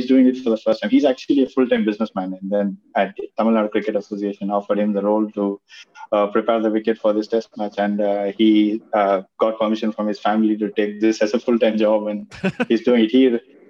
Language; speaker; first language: English; non-native, local second language; Tamil